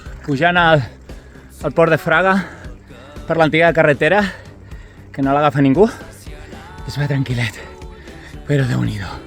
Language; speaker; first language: Catalan; native; Catalan